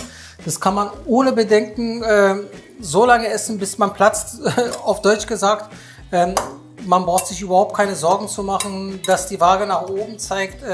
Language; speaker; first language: German; native; German